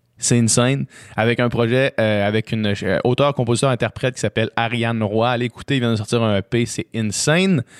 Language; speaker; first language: French; native; French